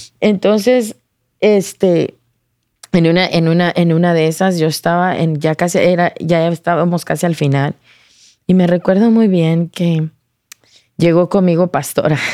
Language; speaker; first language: Spanish; early bilingual, heritage; Spanish